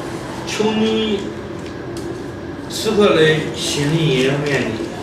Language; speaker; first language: Chinese; native; Chinese